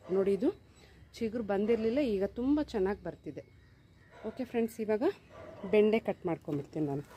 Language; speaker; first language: Kannada; non-native, local second language; Telugu